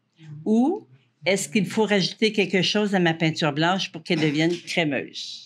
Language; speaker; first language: French; native; French